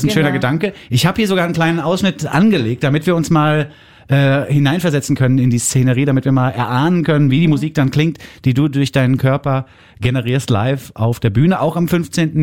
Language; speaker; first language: German; native; German